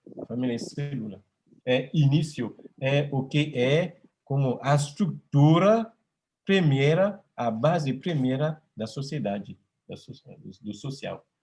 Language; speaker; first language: Portuguese; non-native, fluent; French